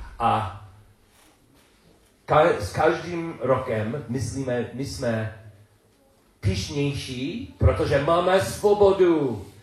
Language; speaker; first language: Czech; non-native, learner; English